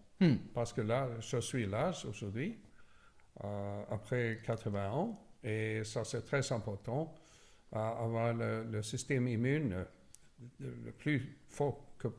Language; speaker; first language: French; non-native, learner; Swedish